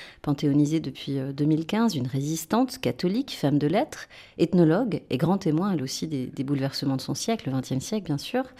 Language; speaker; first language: French; native; French